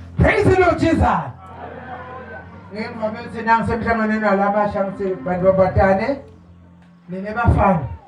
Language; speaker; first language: Zulu; non-native, local second language; South Ndebele